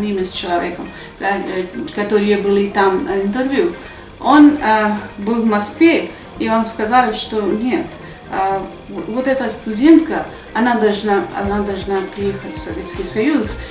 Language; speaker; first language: Russian; non-native, fluent; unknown